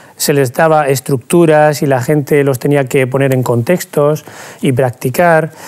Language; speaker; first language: Spanish; native; Spanish